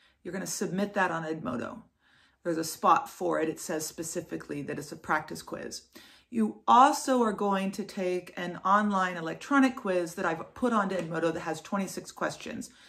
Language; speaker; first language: English; native; English